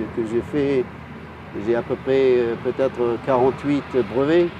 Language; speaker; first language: French; non-native, local second language; Arabic